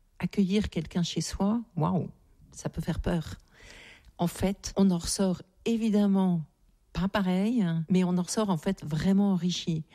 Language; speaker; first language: French; native; French